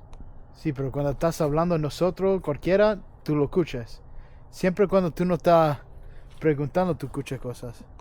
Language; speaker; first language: Spanish; early bilingual, heritage; English